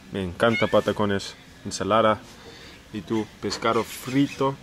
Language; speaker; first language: Spanish; non-native, learner; English